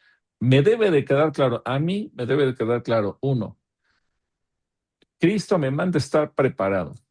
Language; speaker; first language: Spanish; native; Spanish